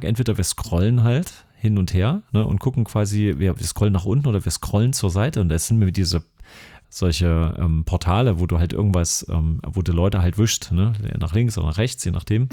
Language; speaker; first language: German; native; German